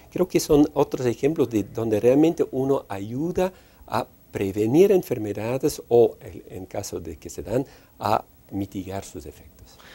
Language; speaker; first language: Spanish; non-native, fluent; Dutch